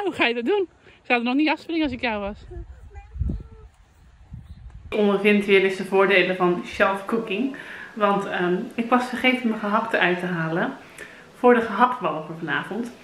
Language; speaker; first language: Dutch; native; Dutch